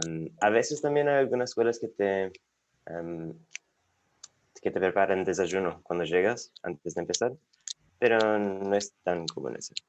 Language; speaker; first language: Spanish; non-native, fluent; English